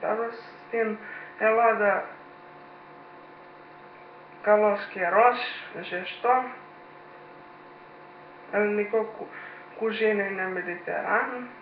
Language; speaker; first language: Greek; non-native, learner; Serbian